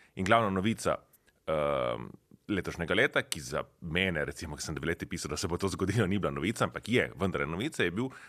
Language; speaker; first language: Slovenian; native; Slovenian